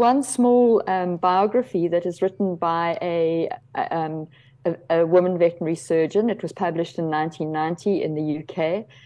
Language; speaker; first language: English; native; English